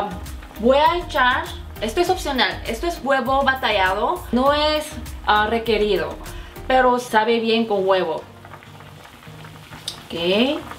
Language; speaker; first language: Spanish; non-native, fluent; Korean